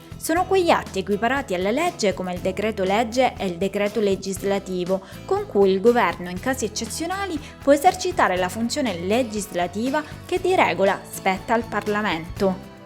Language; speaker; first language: Italian; native; Italian